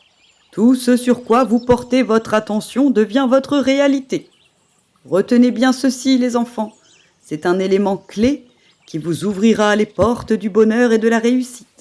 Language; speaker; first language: French; native; French